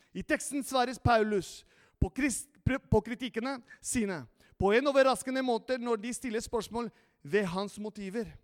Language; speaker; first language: Norwegian; non-native, fluent; Spanish